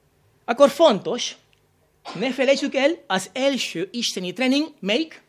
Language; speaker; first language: Hungarian; non-native, learner; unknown